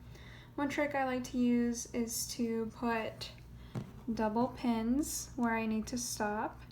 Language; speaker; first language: English; native; English